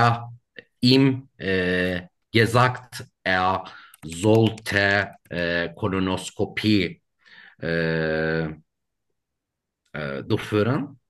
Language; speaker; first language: German; non-native, learner; Turkish